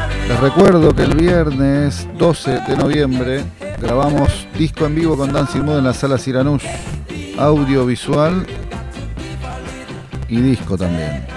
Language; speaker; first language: Spanish; native; Spanish